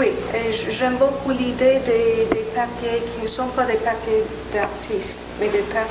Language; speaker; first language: French; non-native, fluent; English